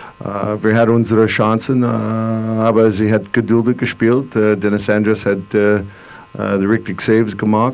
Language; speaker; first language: German; non-native, learner; English